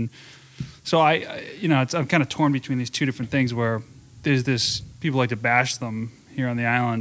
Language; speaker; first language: English; native; English